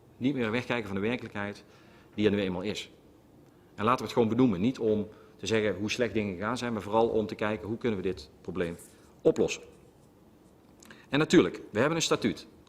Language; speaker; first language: Dutch; native; Dutch